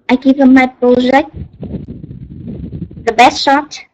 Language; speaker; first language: English; non-native, learner; Vietnamese